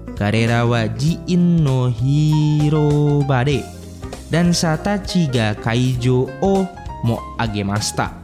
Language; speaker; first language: Japanese; non-native, fluent; Indonesian